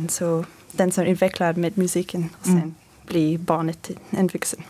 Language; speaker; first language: Swedish; non-native, fluent; French